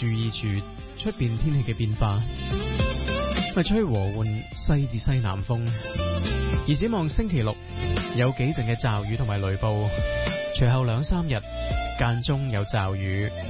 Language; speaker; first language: Chinese; non-native, local second language; Cantonese